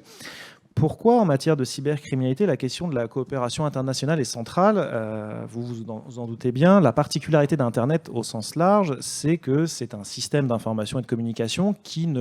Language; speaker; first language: French; native; French